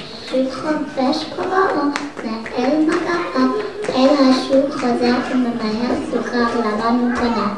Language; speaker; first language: Hebrew; non-native, learner; English